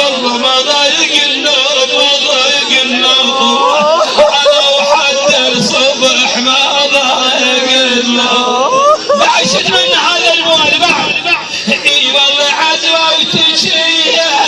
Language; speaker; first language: Arabic; native; Arabic